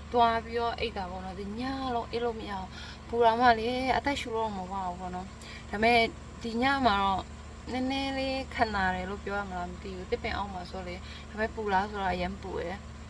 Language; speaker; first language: Burmese; native; Burmese